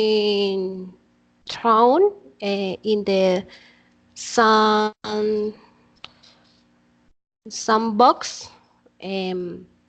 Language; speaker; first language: English; non-native, learner; Spanish